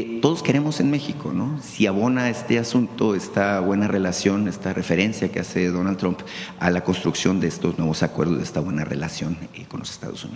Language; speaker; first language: Spanish; native; Spanish